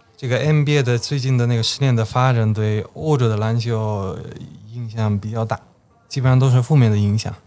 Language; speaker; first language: Chinese; non-native, fluent; Slovenian